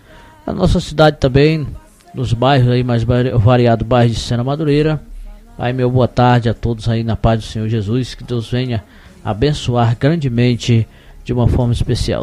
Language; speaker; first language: Portuguese; native; Portuguese